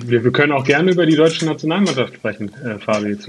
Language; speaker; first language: German; native; German